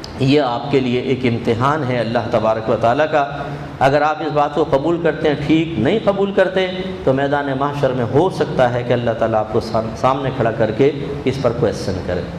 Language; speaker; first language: Urdu; native; Urdu